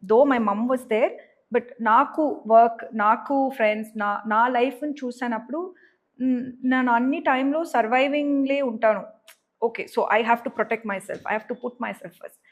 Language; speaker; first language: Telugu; non-native, local second language; Tamil